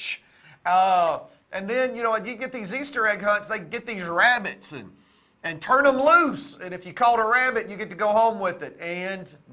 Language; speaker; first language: English; native; English